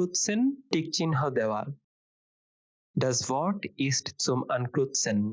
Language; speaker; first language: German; non-native, fluent; Bangla